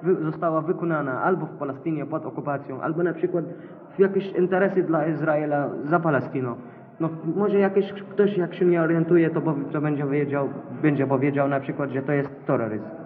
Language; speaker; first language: Polish; non-native, learner; Arabic